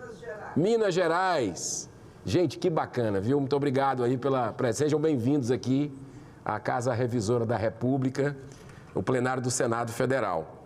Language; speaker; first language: Portuguese; native; Portuguese